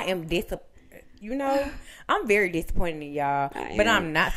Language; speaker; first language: English; native; English